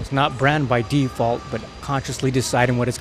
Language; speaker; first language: English; native; English